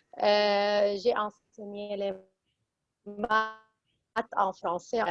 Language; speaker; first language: French; non-native, local second language; Arabic